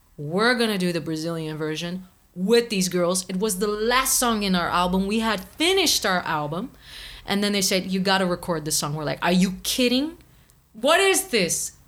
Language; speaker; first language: English; non-native, fluent; Portuguese